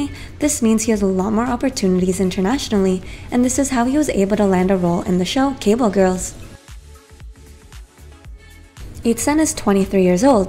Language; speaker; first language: English; native; English